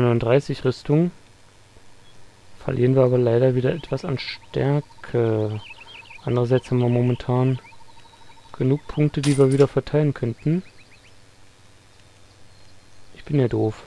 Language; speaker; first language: German; native; German